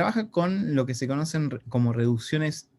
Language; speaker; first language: Spanish; native; Spanish